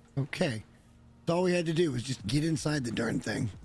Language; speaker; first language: English; native; English